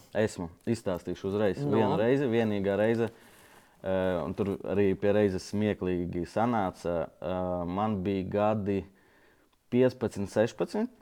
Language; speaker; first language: Latvian; non-native, local second language; Russian